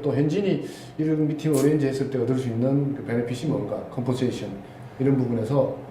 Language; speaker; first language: Korean; native; Korean